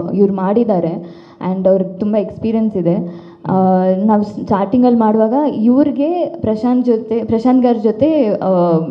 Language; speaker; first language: Kannada; non-native, local second language; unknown